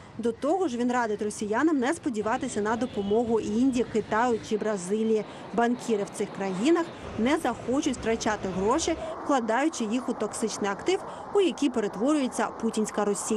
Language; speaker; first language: Ukrainian; native; Ukrainian